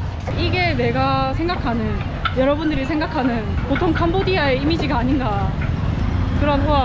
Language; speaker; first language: Korean; native; Korean